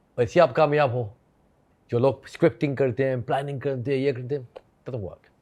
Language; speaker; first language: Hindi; non-native, fluent; English